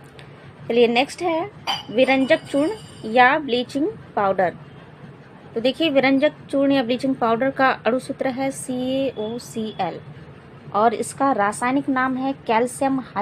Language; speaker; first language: Hindi; native; Hindi